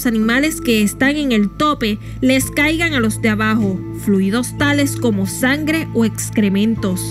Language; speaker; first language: Spanish; native; Spanish